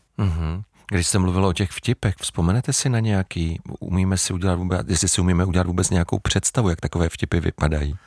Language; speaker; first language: Czech; native; Czech